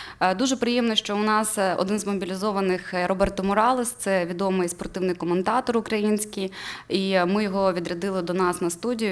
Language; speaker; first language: Ukrainian; native; Ukrainian